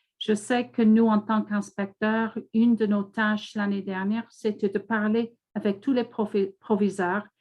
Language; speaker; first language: French; non-native, fluent; English